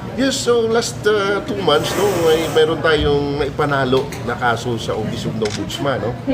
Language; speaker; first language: Filipino; non-native, local second language; Cebuano